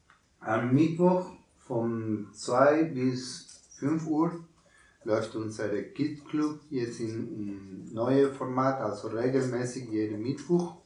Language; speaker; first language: German; non-native, learner; Spanish